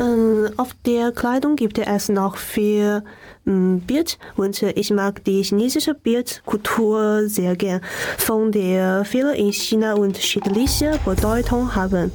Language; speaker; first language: German; non-native, learner; Chinese